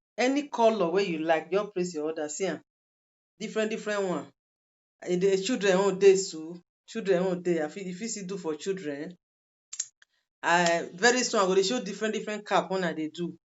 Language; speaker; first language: Nigerian Pidgin; non-native, local second language; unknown